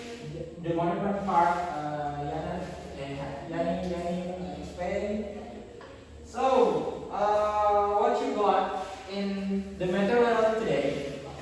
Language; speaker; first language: English; non-native, learner; Indonesian